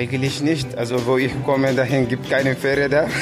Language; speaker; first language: German; non-native, learner; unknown